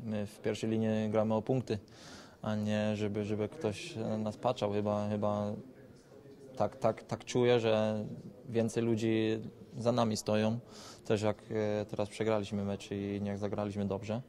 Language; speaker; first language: Polish; early bilingual, heritage; Polish